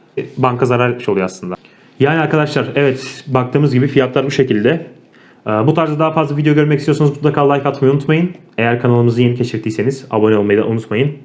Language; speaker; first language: Turkish; native; Turkish